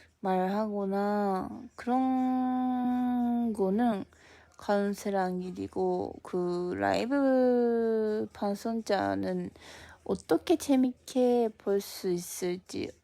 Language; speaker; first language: Korean; non-native, fluent; Japanese